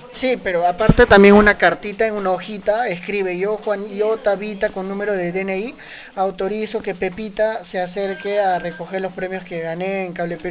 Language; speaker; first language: Spanish; native; Spanish